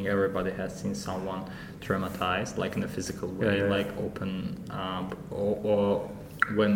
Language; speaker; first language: English; non-native, fluent; Azerbaijani